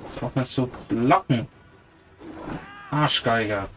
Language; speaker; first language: German; native; German